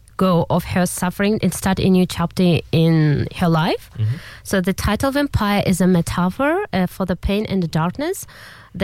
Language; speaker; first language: English; non-native, learner; Kazakh